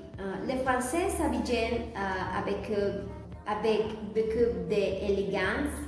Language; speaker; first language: French; non-native, learner; Spanish